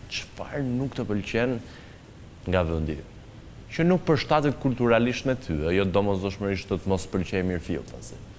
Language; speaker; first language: Albanian; native; Albanian